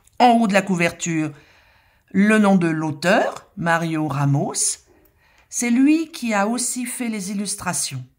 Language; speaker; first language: French; native; French